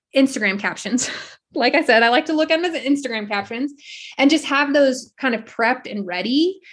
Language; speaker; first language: English; native; English